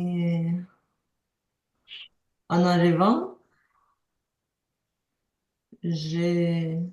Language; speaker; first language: French; non-native, learner; Ukrainian